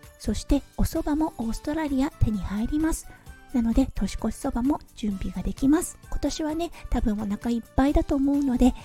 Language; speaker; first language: Japanese; native; Japanese